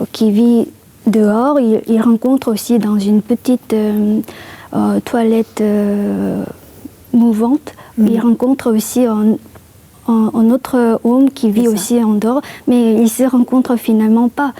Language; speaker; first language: French; non-native, fluent; Korean